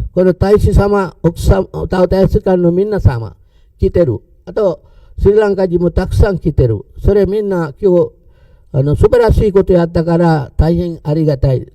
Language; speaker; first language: Japanese; non-native, learner; Sinhala